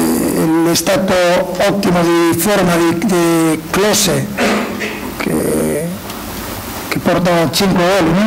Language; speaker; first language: Italian; non-native, learner; Spanish